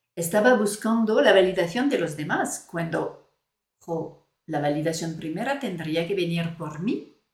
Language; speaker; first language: Spanish; non-native, fluent; French